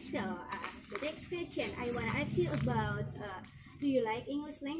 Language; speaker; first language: English; non-native, learner; Indonesian